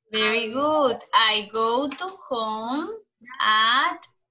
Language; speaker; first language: English; non-native, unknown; Spanish